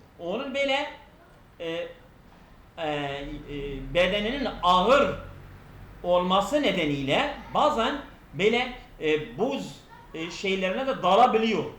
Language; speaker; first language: Turkish; non-native, local second language; Kurdish